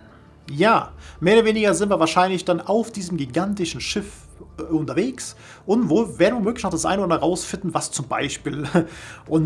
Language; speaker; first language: German; native; German